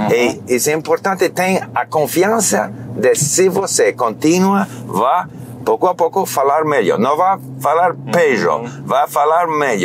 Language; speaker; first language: Portuguese; non-native, fluent; English